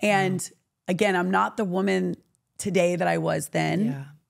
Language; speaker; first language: English; native; English